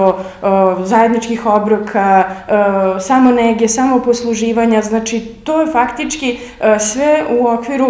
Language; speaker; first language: Serbian; native; Serbian